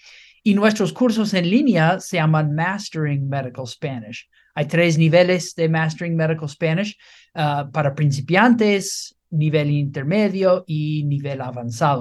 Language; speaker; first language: Spanish; non-native, fluent; English